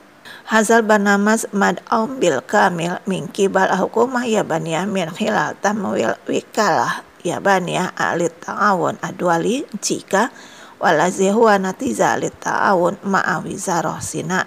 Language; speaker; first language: Arabic; non-native, fluent; Indonesian